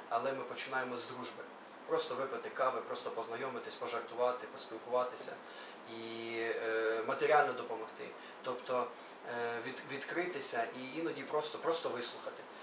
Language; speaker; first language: Ukrainian; native; Ukrainian